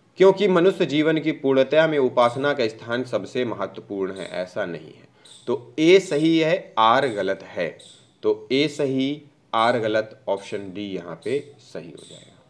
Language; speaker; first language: Hindi; native; Hindi